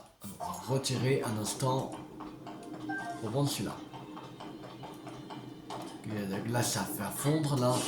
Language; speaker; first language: French; native; French